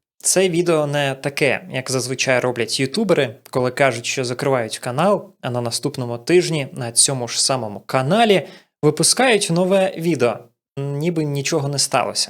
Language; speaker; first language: Ukrainian; non-native, local second language; Russian